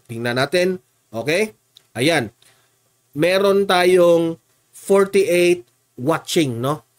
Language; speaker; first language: Filipino; non-native, local second language; Cebuano